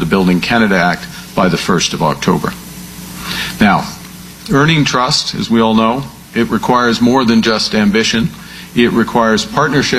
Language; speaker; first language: English; native; English